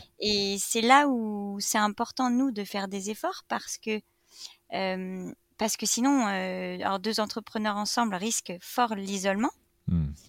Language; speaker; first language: French; native; French